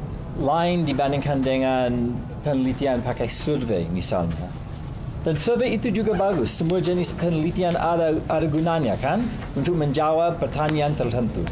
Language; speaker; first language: Indonesian; non-native, fluent; English